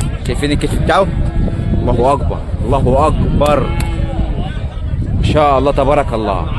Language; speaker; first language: Arabic; native; Arabic